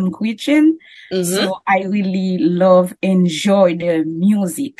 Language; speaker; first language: English; non-native, learner; French